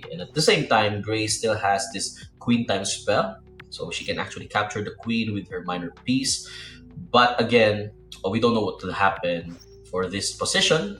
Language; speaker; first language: English; non-native, local second language; Filipino